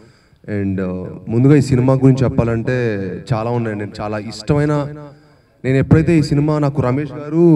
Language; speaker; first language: Telugu; native; Telugu